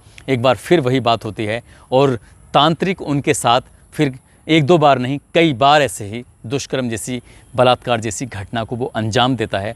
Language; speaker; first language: Hindi; native; Hindi